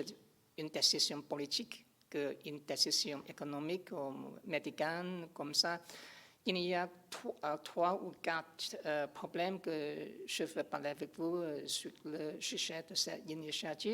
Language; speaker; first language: French; non-native, learner; English